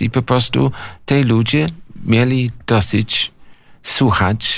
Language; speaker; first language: Polish; non-native, learner; English